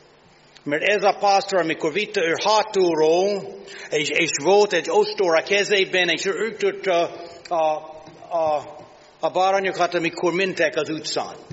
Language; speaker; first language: Hungarian; non-native, learner; English